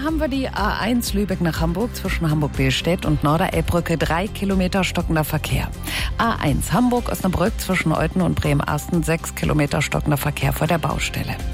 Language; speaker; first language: German; native; German